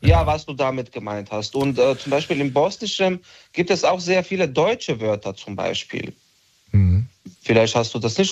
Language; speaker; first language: German; non-native, local second language; Bosnian